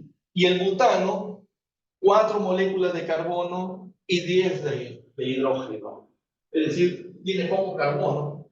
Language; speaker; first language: Spanish; native; Spanish